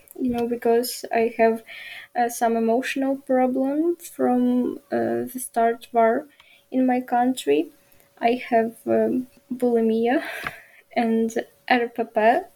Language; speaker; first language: English; non-native, learner; Ukrainian